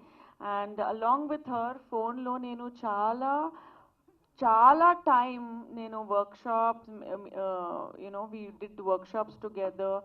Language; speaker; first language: Telugu; non-native, learner; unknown